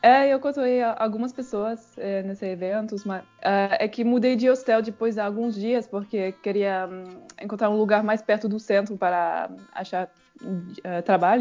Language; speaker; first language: Portuguese; non-native, fluent; French